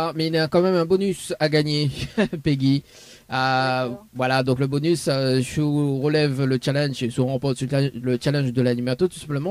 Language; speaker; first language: French; native; French